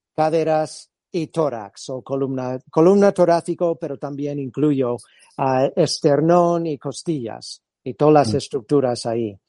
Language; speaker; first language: Spanish; non-native, fluent; English